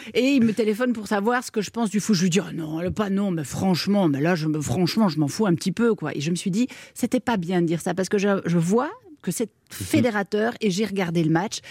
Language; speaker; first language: French; native; French